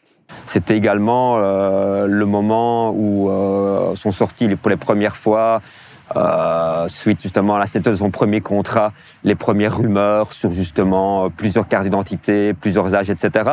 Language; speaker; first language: French; native; French